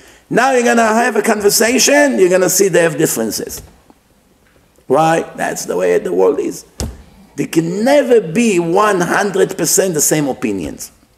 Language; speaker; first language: English; non-native, fluent; Hebrew